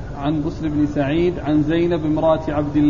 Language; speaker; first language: Arabic; native; Arabic